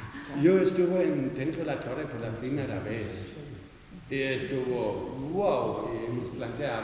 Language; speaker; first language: Spanish; non-native, learner; Dutch